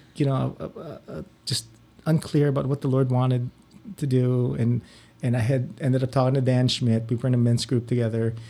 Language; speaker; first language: English; non-native, local second language; Filipino